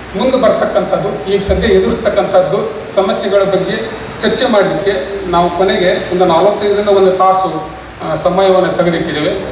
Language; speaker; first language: Kannada; native; Kannada